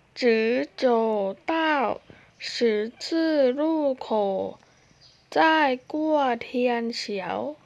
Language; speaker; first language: Chinese; non-native, fluent; Thai